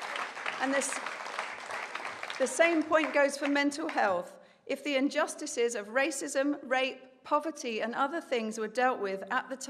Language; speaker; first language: English; native; English